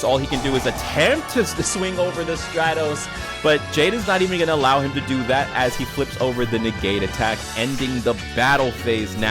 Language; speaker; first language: English; native; English